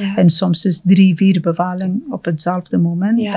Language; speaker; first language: Dutch; non-native, fluent; Persian